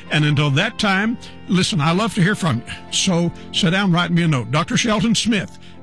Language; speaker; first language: English; native; English